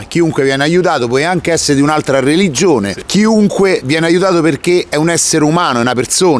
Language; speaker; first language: Italian; native; Italian